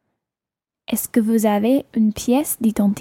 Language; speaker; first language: French; non-native, learner; English